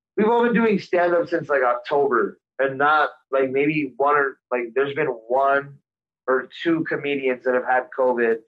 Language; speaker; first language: English; native; English